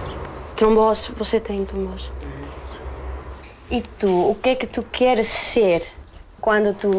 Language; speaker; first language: Portuguese; early bilingual, heritage; Dutch